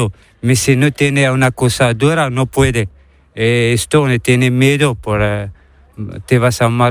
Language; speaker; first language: Spanish; non-native, learner; Arabic